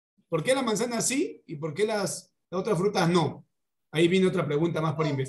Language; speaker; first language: Spanish; native; Spanish